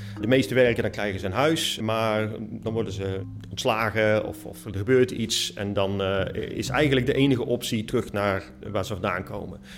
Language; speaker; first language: Dutch; native; Dutch